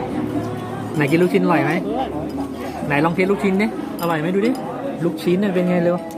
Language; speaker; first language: Thai; native; Thai